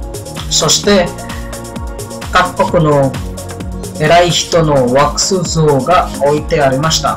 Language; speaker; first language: Japanese; non-native, learner; Indonesian